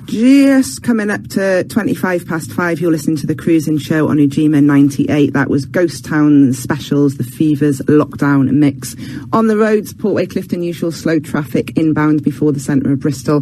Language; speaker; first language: English; native; English